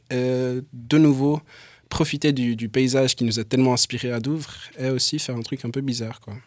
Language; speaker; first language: French; early bilingual, other home language; English